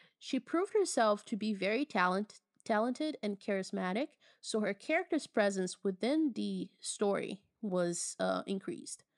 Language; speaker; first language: English; non-native, fluent; Portuguese